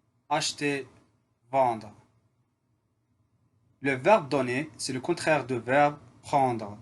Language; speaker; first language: French; non-native, fluent; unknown